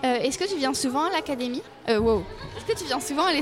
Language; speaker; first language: French; native; French